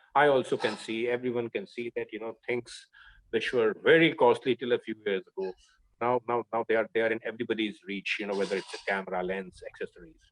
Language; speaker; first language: English; non-native, local second language; Hindi